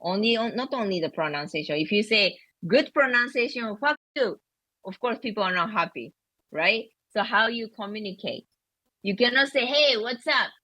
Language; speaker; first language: English; non-native, learner; Japanese